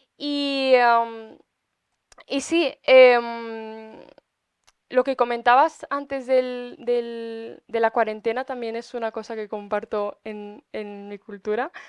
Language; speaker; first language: Spanish; early bilingual, other home language; Arabic